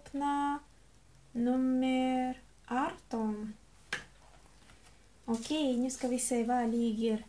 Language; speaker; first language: Swedish; non-native, learner; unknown